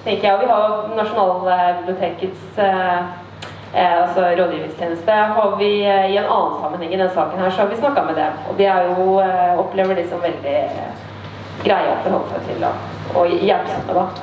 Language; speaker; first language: Norwegian; native; Norwegian